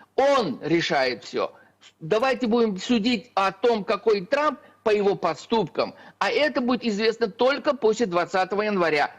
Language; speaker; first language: Russian; native; Russian